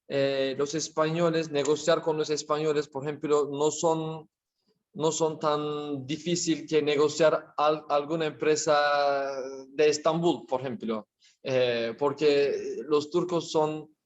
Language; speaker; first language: Spanish; non-native, learner; Turkish